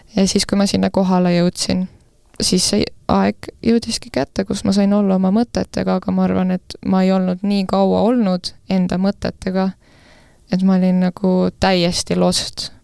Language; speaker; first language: Estonian; non-native, local second language; Russian